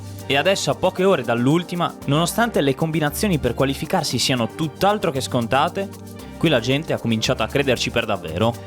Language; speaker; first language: Italian; native; Italian